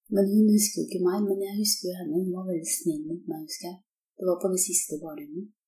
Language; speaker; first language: Norwegian; early bilingual, other home language; Korean